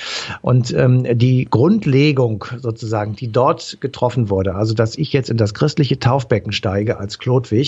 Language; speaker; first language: German; native; German